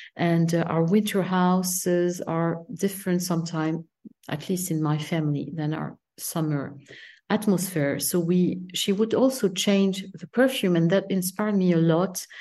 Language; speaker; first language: English; non-native, fluent; French